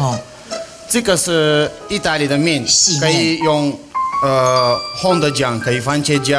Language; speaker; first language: Chinese; non-native, learner; Russian